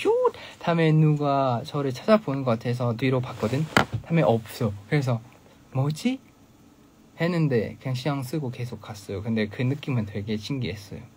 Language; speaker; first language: Korean; non-native, fluent; Thai